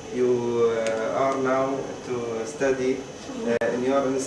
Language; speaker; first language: English; non-native, fluent; Arabic